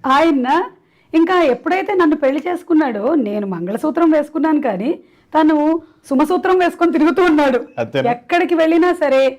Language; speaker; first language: Telugu; non-native, local second language; Malayalam